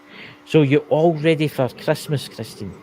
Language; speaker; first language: English; native; English